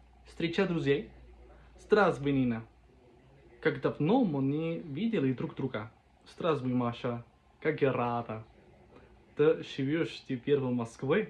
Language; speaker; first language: Russian; non-native, learner; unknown